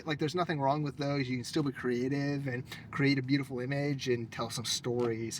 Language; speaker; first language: English; native; English